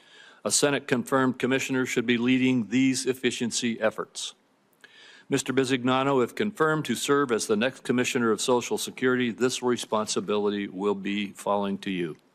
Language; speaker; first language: English; native; English